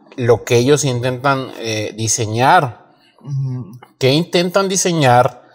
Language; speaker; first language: Spanish; native; Spanish